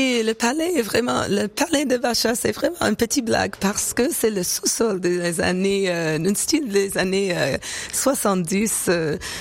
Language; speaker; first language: French; non-native, local second language; English